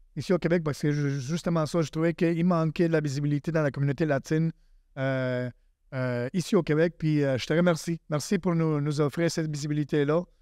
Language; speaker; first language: French; non-native, fluent; Spanish